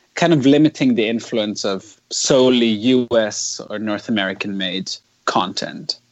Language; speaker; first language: English; non-native, fluent; German